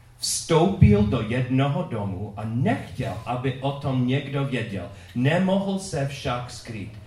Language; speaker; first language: Czech; non-native, fluent; English